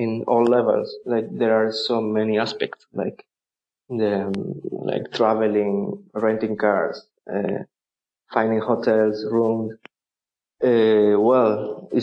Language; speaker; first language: English; non-native, fluent; Spanish